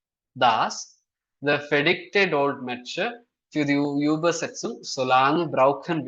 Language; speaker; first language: German; non-native, fluent; Malayalam